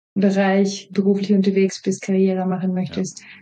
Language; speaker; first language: German; non-native, fluent; Swedish